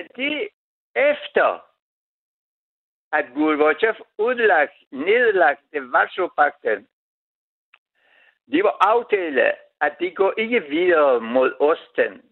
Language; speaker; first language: Danish; non-native, learner; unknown